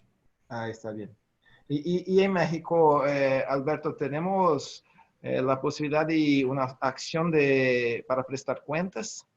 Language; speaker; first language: Spanish; non-native, learner; Portuguese